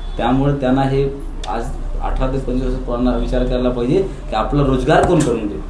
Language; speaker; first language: Marathi; non-native, local second language; Hindi